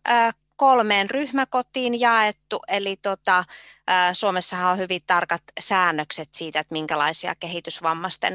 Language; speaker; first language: Finnish; native; Finnish